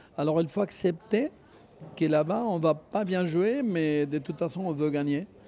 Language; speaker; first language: French; non-native, fluent; Spanish